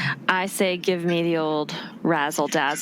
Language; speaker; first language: English; native; English